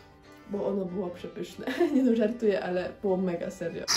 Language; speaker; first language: Polish; native; Polish